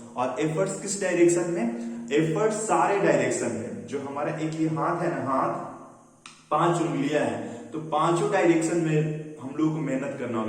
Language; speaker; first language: Hindi; non-native, local second language; Bhojpuri